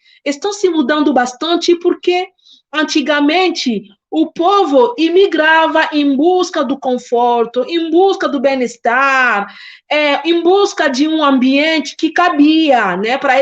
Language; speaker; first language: Portuguese; non-native, fluent; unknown